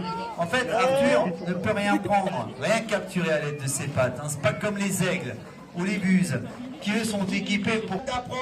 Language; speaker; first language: French; native; French